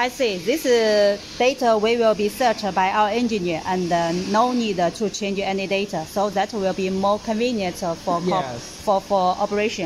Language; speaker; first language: English; non-native, learner; Chinese